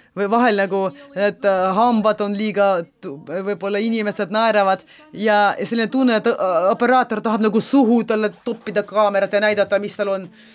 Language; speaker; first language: Estonian; non-native, local second language; Russian